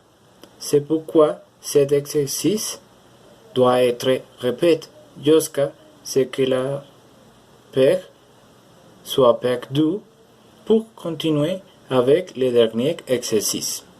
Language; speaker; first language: French; non-native, learner; Spanish